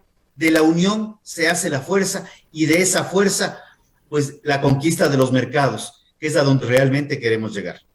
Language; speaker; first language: Spanish; native; Spanish